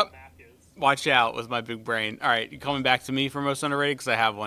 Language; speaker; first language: English; native; English